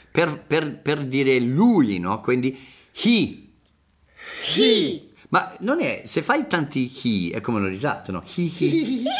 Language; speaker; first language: Italian; non-native, fluent; English